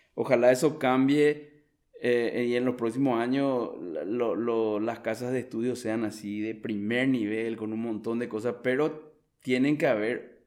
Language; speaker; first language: Spanish; native; Spanish